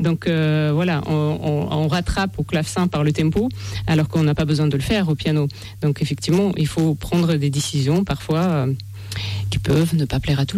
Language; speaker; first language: French; non-native, fluent; Russian